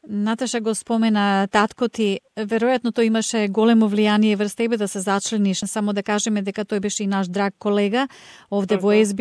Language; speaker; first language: Macedonian; native; Macedonian